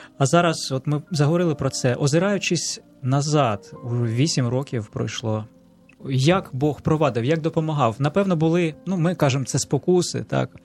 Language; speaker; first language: Ukrainian; native; Ukrainian